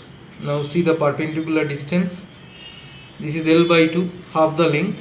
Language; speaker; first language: English; non-native, local second language; Bangla